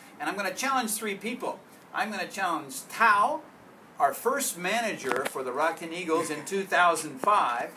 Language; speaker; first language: English; native; English